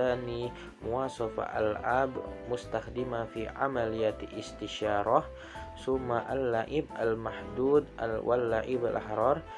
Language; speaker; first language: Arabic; non-native, learner; Indonesian